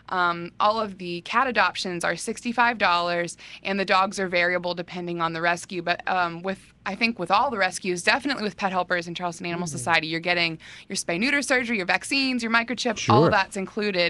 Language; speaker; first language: English; native; English